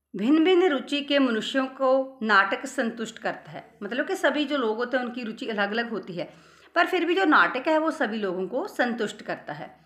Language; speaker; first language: Hindi; non-native, local second language; Punjabi